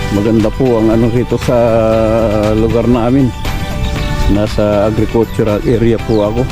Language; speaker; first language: Filipino; non-native, local second language; Pangasinan